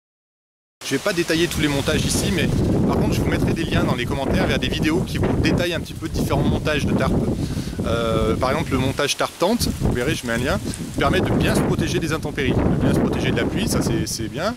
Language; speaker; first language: French; native; French